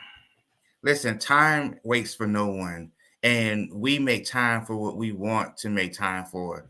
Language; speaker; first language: English; native; English